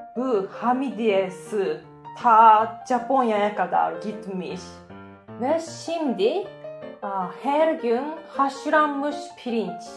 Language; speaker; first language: Turkish; non-native, fluent; Japanese